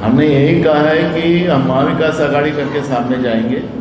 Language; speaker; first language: Hindi; non-native, local second language; Marathi